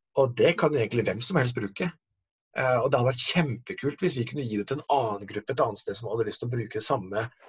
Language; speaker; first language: Norwegian; native; Norwegian